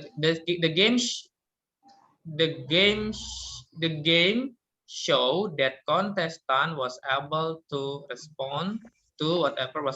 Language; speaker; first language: English; non-native, fluent; Indonesian